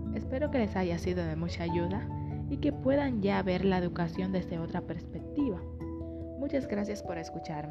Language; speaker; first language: Spanish; native; Spanish